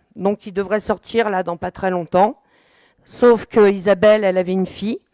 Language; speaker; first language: French; native; French